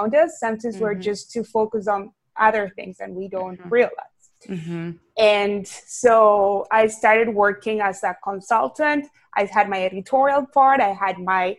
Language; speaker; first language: English; non-native, fluent; Spanish